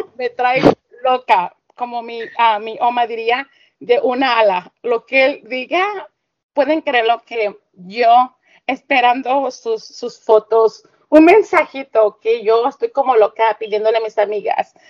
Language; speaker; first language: Spanish; native; Spanish